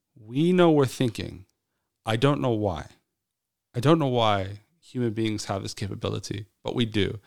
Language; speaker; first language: English; native; English